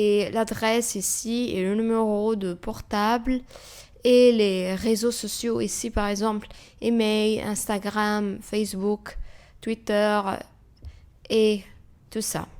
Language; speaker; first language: French; non-native, fluent; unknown